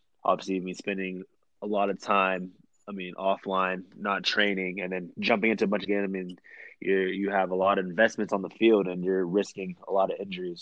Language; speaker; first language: English; native; English